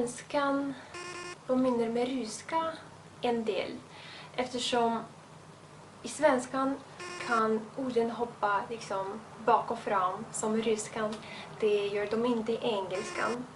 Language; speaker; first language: Swedish; non-native, fluent; Russian